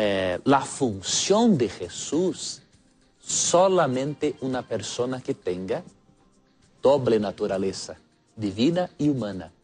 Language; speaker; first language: Spanish; non-native, fluent; Portuguese